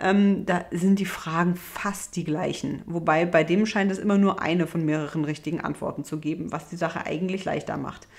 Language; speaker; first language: German; native; German